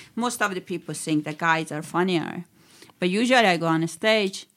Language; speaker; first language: English; non-native, fluent; Swedish